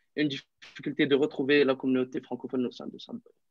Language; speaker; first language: French; non-native, local second language; Arabic